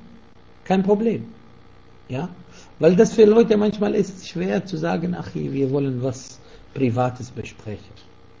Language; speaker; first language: German; non-native, fluent; Arabic